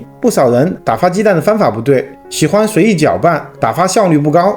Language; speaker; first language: Chinese; native; Chinese